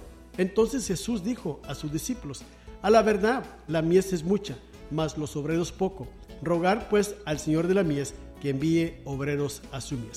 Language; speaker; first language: Spanish; native; Spanish